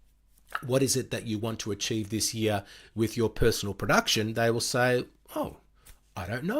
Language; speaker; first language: English; native; English